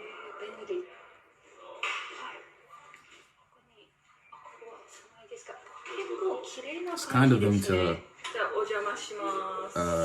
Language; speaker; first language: Japanese; non-native, fluent; English